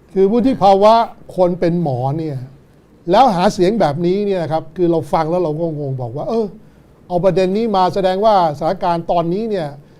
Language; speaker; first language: Thai; native; Thai